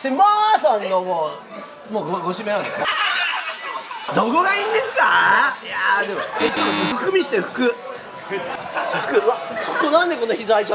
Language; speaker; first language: Japanese; native; Japanese